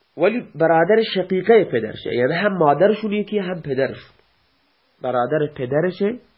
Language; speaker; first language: Persian; non-native, local second language; Baluchi